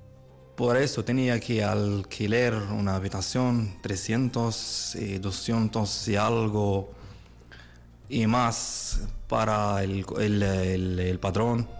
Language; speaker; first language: Spanish; non-native, learner; Arabic